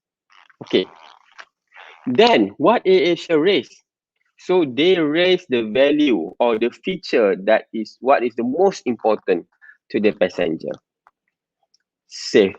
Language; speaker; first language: English; non-native, local second language; Malay